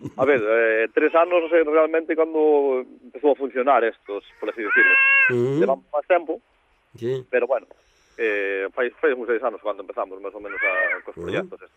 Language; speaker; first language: Galician; native; Galician